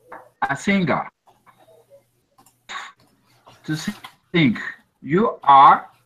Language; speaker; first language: English; non-native, learner; Spanish